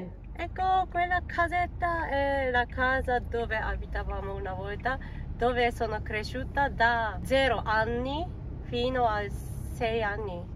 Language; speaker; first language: Italian; non-native, fluent; Japanese